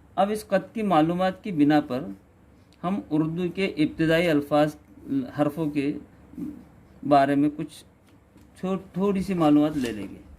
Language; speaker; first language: Urdu; native; Urdu